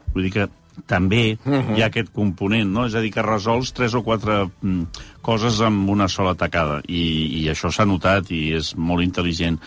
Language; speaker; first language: Catalan; early bilingual, heritage; Catalan